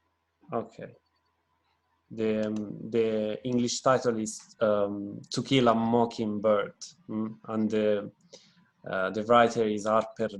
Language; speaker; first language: English; non-native, fluent; Italian